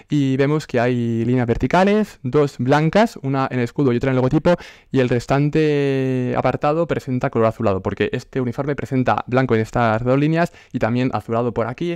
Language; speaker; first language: Spanish; native; Spanish